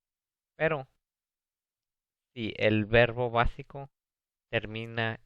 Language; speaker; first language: Spanish; early bilingual, heritage; English